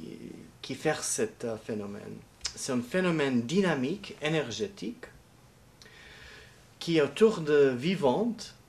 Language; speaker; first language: French; non-native, learner; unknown